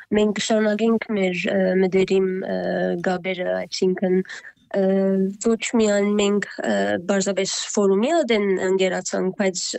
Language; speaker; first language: Armenian; early bilingual, heritage; Armenian